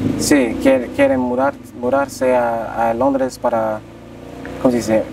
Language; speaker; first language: Spanish; non-native, learner; English